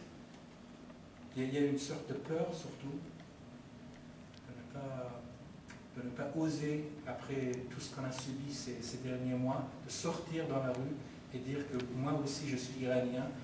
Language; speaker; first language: French; non-native, fluent; Persian